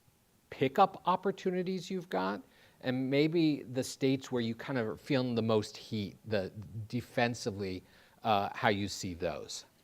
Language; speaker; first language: English; native; English